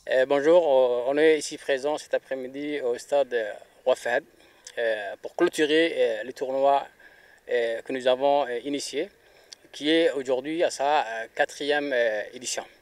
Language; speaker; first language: French; non-native, local second language; Somali